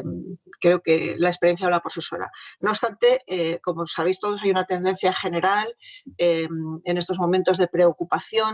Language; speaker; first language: Spanish; native; Spanish